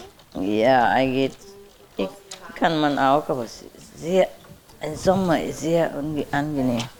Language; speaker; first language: German; non-native, learner; Vietnamese